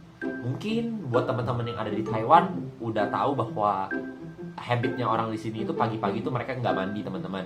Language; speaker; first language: Indonesian; native; Indonesian